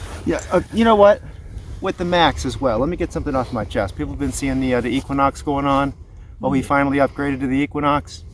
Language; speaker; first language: English; native; English